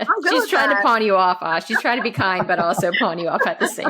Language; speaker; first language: English; native; English